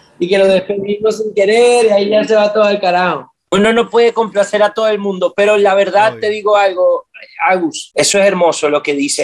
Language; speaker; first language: Spanish; native; Spanish